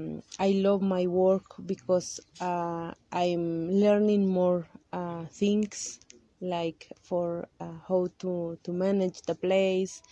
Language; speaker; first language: English; non-native, local second language; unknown